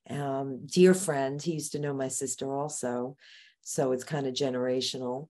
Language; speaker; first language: English; native; English